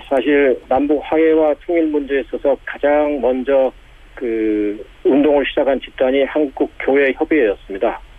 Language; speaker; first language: Korean; native; Korean